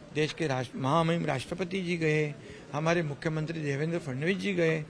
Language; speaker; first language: Hindi; non-native, local second language; Marathi